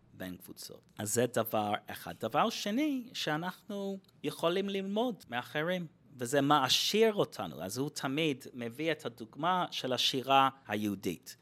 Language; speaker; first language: Hebrew; non-native, fluent; English